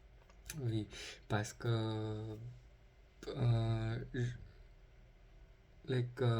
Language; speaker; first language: French; non-native, learner; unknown